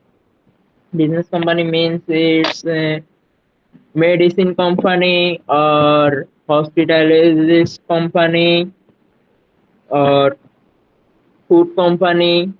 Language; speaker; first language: English; non-native, learner; Bangla